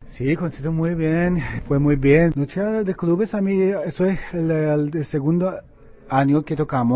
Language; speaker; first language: Spanish; non-native, learner; Persian